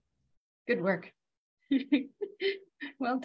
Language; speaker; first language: English; native; English